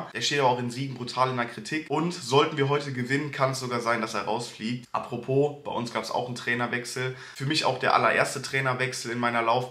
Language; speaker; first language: German; native; German